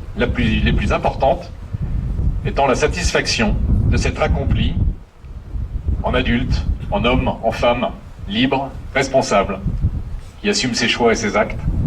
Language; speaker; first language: French; native; French